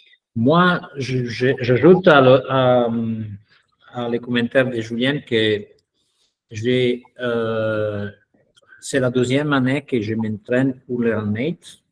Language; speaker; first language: French; non-native, fluent; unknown